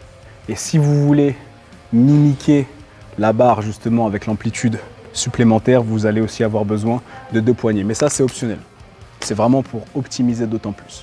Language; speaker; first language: French; native; French